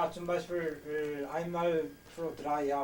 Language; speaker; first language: German; non-native, learner; Korean